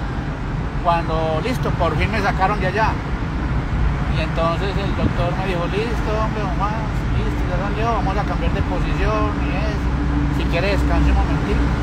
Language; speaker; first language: Spanish; native; Spanish